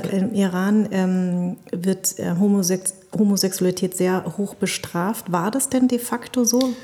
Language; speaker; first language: German; native; German